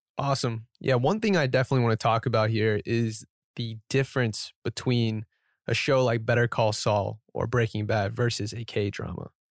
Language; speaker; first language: English; early bilingual, other home language; Korean